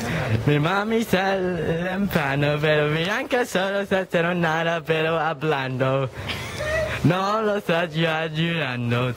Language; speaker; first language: Spanish; early bilingual, heritage; Spanish